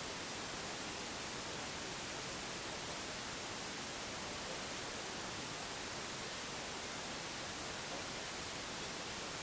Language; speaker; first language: Russian; native; Russian